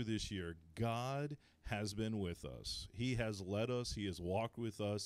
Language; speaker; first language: English; native; English